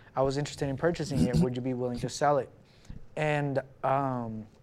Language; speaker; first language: English; non-native, fluent; Spanish